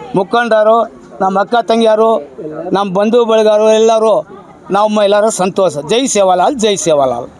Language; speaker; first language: Kannada; non-native, local second language; Lambadi